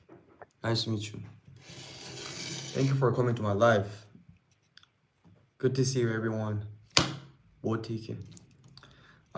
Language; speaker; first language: English; non-native, learner; Korean